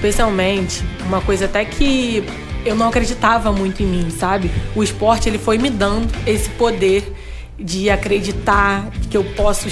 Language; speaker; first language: Portuguese; native; Portuguese